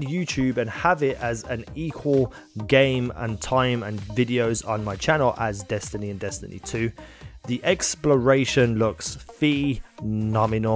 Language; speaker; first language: English; native; English